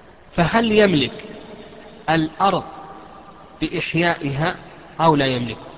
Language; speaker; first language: Arabic; native; Arabic